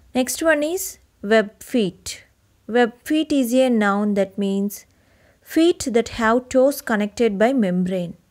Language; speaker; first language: English; non-native, local second language; Telugu